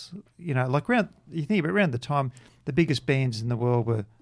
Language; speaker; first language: English; native; English